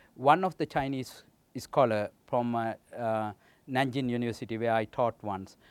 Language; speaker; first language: English; non-native, local second language; Sinhala